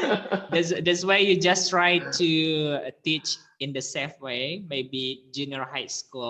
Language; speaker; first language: English; non-native, learner; Indonesian